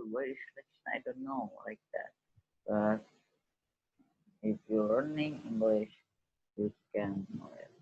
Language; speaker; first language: English; non-native, learner; Indonesian